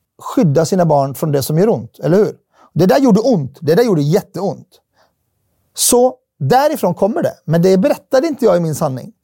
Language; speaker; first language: Swedish; early bilingual, other home language; Arabic